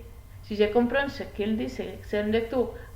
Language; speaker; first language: French; non-native, learner; Spanish